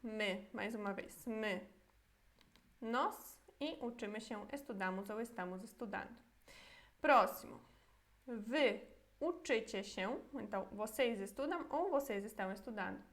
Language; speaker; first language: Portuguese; non-native, fluent; Polish